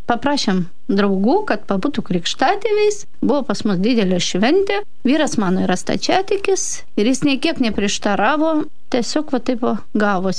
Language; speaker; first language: Lithuanian; non-native, fluent; Russian